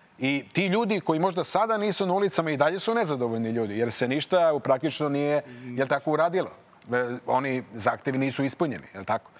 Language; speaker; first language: Serbian; native; Serbian